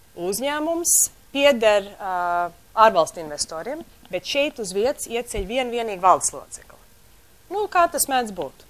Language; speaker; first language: Latvian; early bilingual, heritage; Latvian